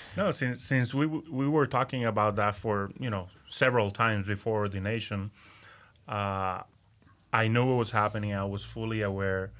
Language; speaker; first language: English; non-native, fluent; Spanish